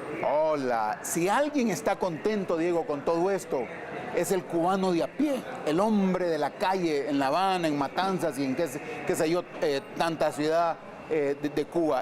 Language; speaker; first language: Spanish; native; Spanish